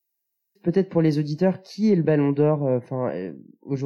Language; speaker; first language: French; native; French